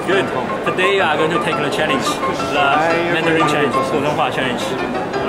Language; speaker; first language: English; non-native, fluent; Chinese